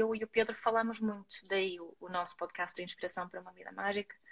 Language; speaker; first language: Portuguese; non-native, fluent; Swedish